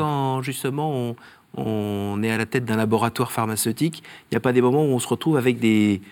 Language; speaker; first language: French; native; French